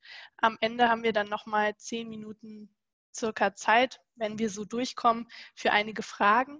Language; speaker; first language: German; native; German